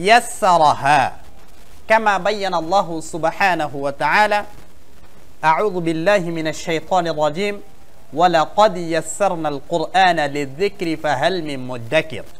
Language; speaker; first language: Arabic; non-native, fluent; Bangla